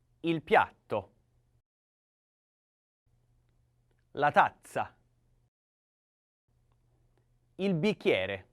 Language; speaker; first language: Italian; non-native, learner; English